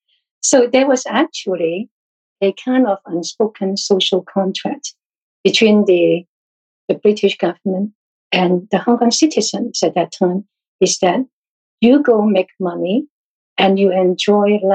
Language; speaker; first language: English; non-native, local second language; Cantonese